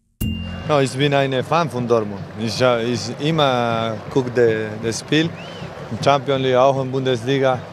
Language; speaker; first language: German; non-native, learner; Spanish